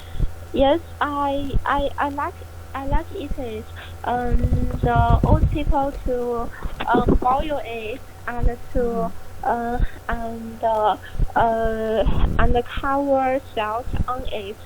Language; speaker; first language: English; non-native, learner; Chinese